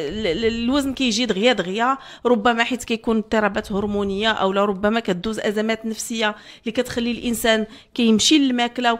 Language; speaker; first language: Arabic; native; Arabic